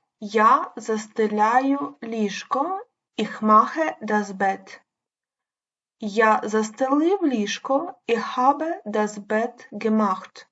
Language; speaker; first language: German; non-native, learner; Ukrainian